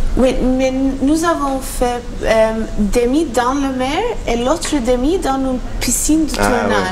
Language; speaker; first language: French; non-native, learner; Maltese